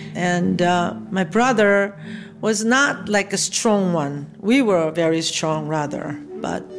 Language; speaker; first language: English; non-native, fluent; Korean